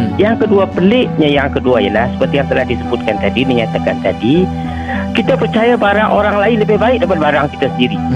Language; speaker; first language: Malay; native; Malay